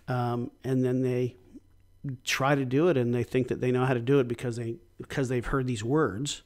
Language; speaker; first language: English; native; English